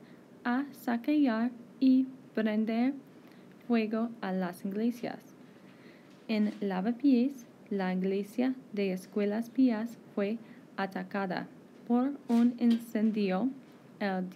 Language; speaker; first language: Spanish; non-native, learner; English